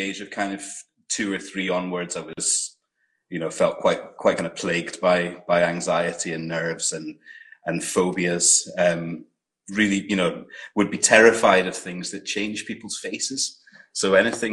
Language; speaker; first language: English; native; English